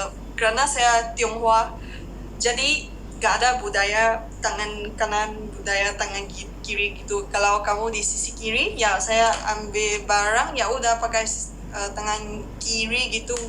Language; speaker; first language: Indonesian; non-native, fluent; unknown